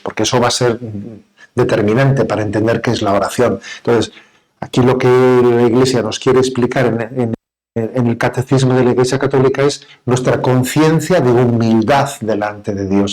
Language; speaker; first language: Spanish; native; Spanish